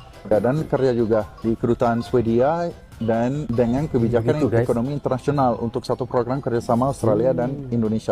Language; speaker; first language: Indonesian; non-native, fluent; Swedish